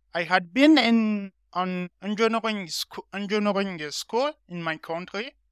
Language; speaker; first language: English; non-native, learner; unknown